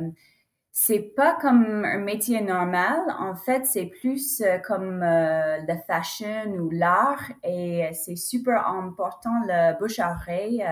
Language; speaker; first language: French; non-native, fluent; English